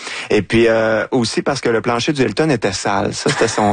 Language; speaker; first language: French; native; French